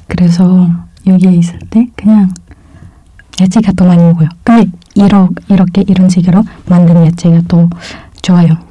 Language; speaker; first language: Korean; non-native, fluent; Indonesian